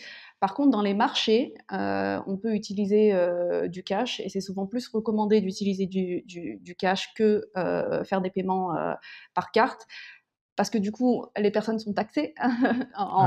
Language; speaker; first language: French; early bilingual, other home language; Korean